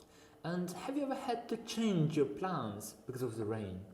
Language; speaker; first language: English; non-native, fluent; Uzbek